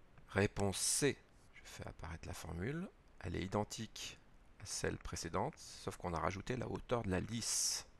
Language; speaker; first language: French; native; French